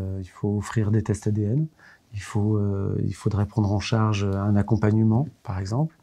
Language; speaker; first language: French; native; French